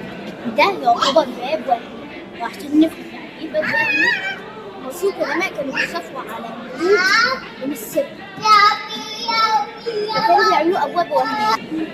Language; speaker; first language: Arabic; native; Arabic